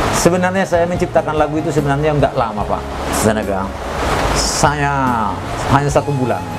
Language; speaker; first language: Indonesian; non-native, local second language; Batak Toba